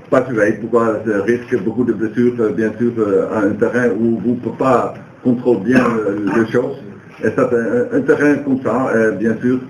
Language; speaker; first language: French; non-native, learner; Dutch